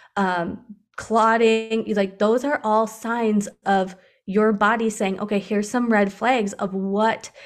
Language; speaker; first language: English; native; English